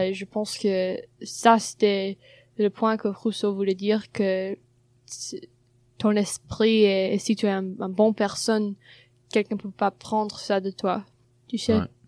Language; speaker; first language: French; non-native, fluent; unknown